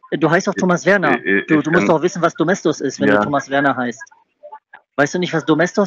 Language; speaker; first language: German; native; German